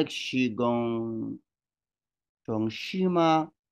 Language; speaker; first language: Chinese; non-native, learner; Swahili